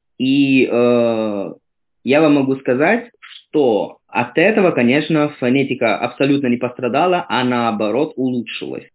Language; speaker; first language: Russian; non-native, fluent; Italian